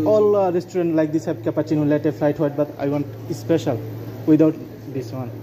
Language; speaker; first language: English; non-native, learner; Bangla